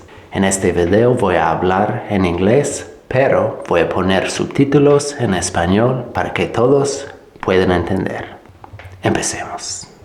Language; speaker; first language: Spanish; non-native, fluent; English